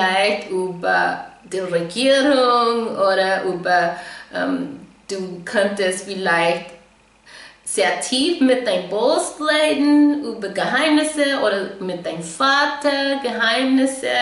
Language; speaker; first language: German; non-native, fluent; English